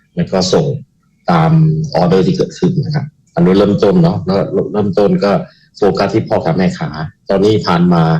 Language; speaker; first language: Thai; non-native, fluent; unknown